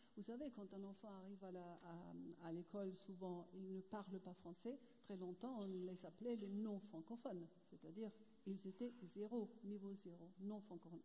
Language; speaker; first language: French; non-native, fluent; German